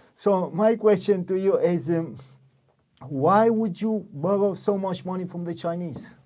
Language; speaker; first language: English; non-native, fluent; Romanian